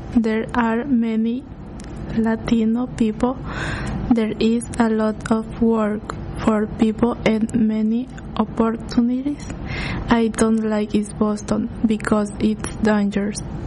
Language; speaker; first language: English; non-native, learner; Spanish